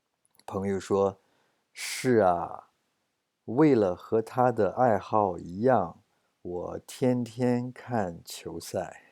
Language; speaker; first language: Chinese; non-native, fluent; English